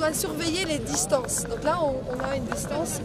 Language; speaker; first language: French; native; French